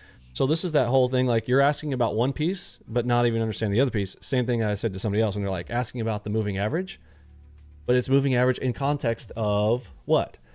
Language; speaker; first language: English; native; English